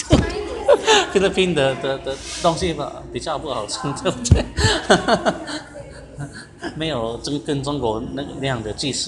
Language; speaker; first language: Chinese; non-native, learner; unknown